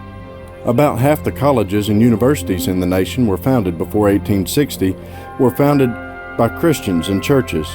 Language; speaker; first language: English; native; English